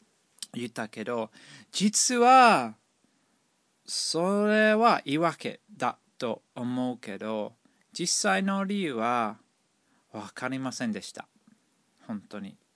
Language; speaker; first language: Japanese; non-native, fluent; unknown